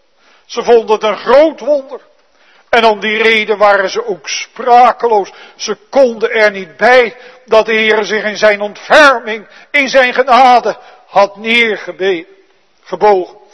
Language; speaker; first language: Dutch; native; Dutch